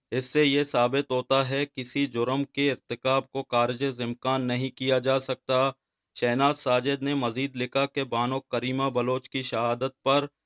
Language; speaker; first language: Urdu; non-native, local second language; Baluchi